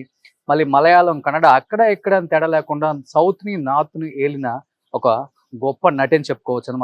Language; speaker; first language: Telugu; native; Telugu